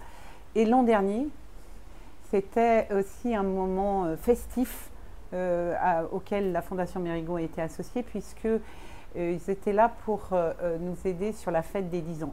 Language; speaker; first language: French; native; French